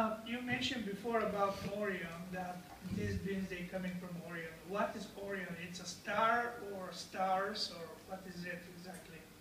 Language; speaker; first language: English; non-native, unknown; Bulgarian